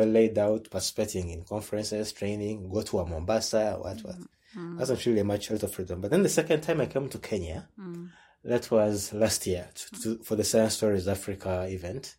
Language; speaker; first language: English; non-native, local second language; Ganda